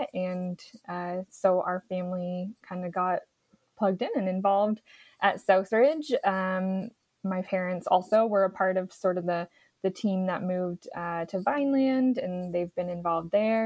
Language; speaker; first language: English; native; English